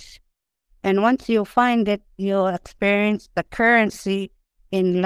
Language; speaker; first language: English; non-native, fluent; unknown